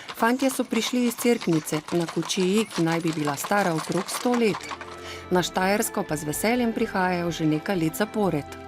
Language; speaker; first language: Slovenian; native; Slovenian